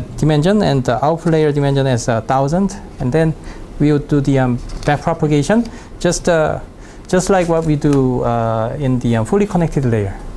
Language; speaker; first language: English; non-native, fluent; Korean